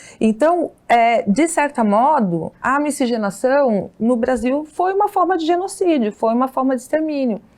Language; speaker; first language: Portuguese; native; Portuguese